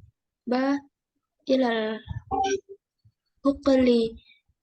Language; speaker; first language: Arabic; non-native, learner; Indonesian